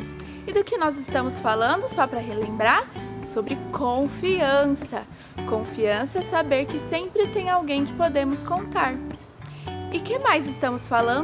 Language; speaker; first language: Portuguese; native; Portuguese